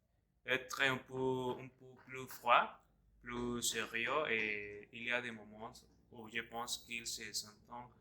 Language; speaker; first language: French; non-native, learner; Spanish